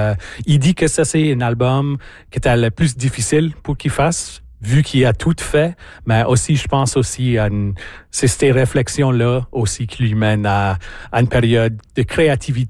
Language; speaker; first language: French; native; French